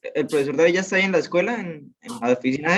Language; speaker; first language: Spanish; native; Spanish